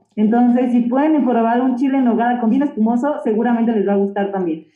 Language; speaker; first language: Spanish; native; Spanish